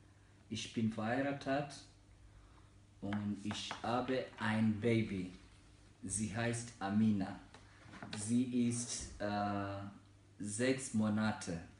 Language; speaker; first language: German; non-native, learner; Swahili